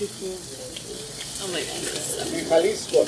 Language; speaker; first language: Spanish; native; Spanish